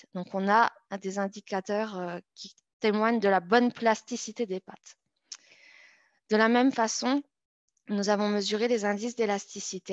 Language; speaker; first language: French; native; French